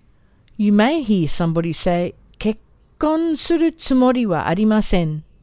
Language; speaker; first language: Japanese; non-native, fluent; English